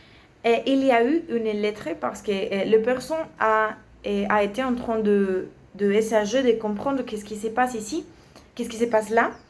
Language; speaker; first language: French; non-native, learner; Spanish